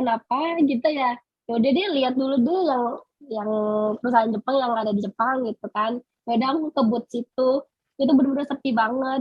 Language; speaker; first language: Indonesian; native; Indonesian